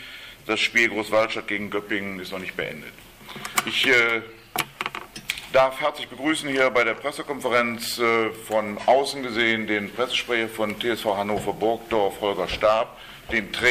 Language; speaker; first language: German; native; German